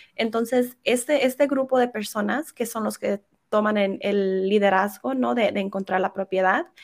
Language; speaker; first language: Spanish; early bilingual, heritage; Spanish